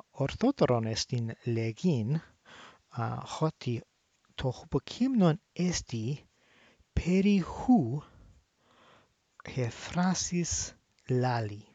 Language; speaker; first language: Greek; non-native, learner; English